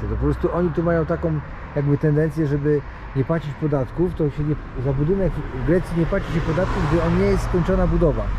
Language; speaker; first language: Polish; native; Polish